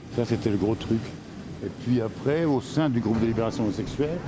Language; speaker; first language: French; native; French